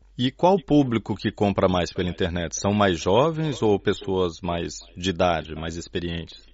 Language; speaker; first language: Portuguese; native; Portuguese